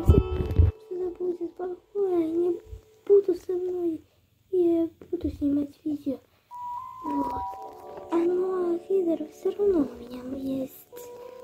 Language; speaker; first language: Russian; early bilingual, heritage; Russian